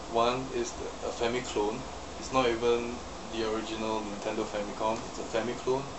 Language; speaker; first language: English; non-native, local second language; Chinese